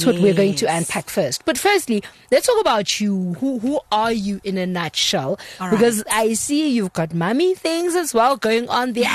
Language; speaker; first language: English; non-native, local second language; Xhosa